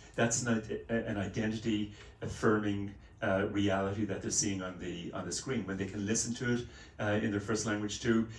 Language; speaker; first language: English; native; English